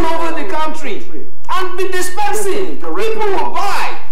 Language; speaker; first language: English; non-native, local second language; Yoruba